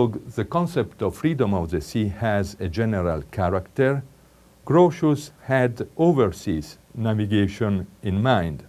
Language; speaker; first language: English; non-native, fluent; Italian